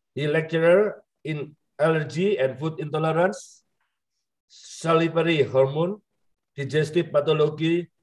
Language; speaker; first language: English; non-native, fluent; Indonesian